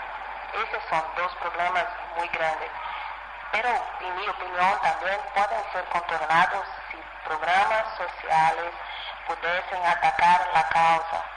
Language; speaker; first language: Spanish; non-native, fluent; Portuguese